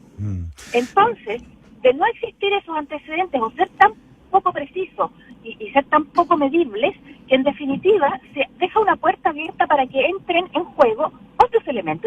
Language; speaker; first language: Spanish; native; Spanish